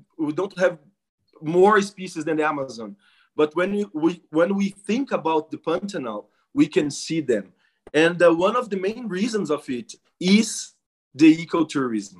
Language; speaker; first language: English; non-native, fluent; Portuguese